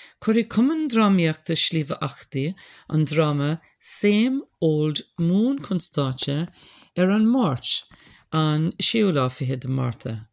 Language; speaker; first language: Irish; non-native, local second language; English